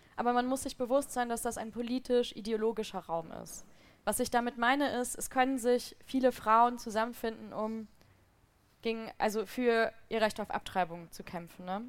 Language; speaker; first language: German; native; German